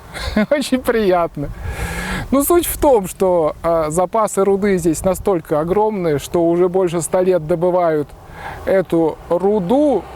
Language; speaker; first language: Russian; native; Russian